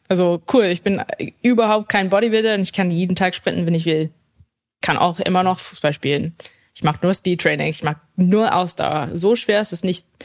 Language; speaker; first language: German; early bilingual, heritage; English